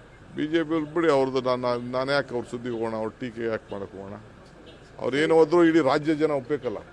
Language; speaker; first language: Kannada; native; Kannada